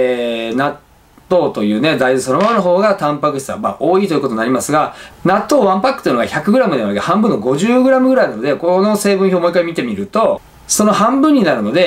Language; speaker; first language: Japanese; native; Japanese